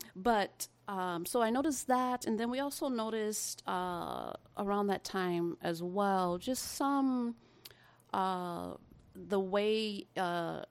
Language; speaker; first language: English; native; English